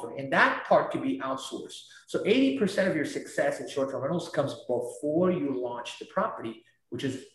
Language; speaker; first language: English; non-native, fluent; Spanish